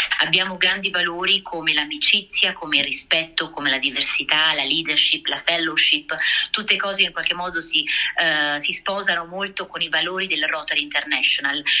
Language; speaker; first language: Italian; early bilingual, other home language; Albanian